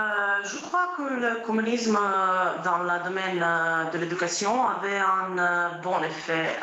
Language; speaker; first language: French; non-native, fluent; Croatian